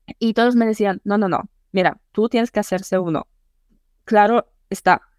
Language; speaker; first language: Spanish; non-native, fluent; Polish